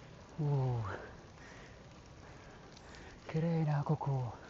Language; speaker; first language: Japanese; non-native, learner; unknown